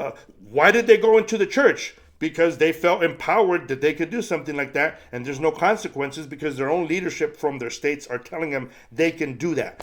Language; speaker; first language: English; native; English